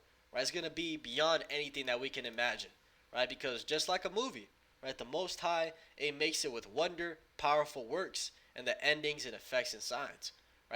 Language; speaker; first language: English; native; English